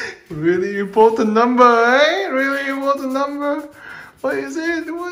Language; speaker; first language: English; non-native, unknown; Vietnamese